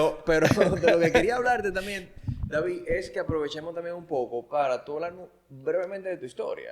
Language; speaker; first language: Spanish; native; Spanish